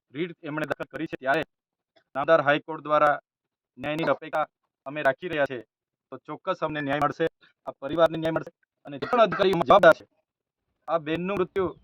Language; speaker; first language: Gujarati; non-native, local second language; Bhili